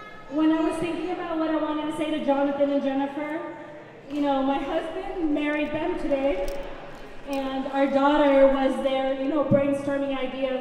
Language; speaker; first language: English; early bilingual, other home language; Spanish